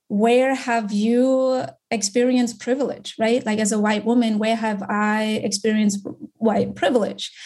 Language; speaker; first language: English; non-native, fluent; German